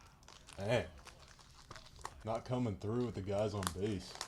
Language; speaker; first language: English; native; English